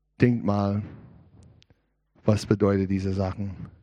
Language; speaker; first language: German; non-native, learner; English